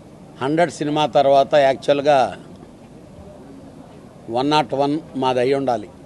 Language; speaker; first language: Telugu; native; Telugu